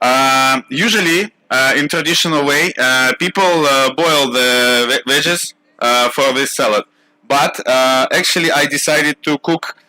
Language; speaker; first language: English; non-native, learner; Russian